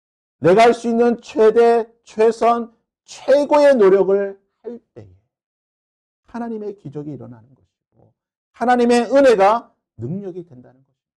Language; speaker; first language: Korean; native; Korean